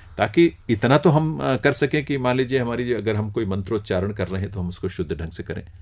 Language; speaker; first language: Hindi; native; Hindi